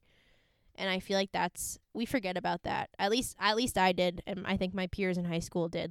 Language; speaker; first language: English; native; English